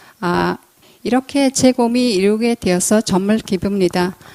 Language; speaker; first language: Korean; non-native, fluent; Mongolian